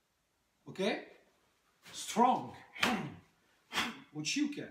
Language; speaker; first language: English; non-native, learner; French